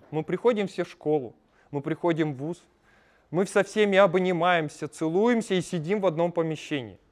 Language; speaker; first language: Russian; native; Russian